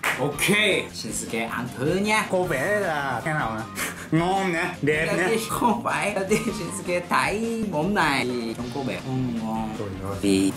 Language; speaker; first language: Vietnamese; non-native, learner; Japanese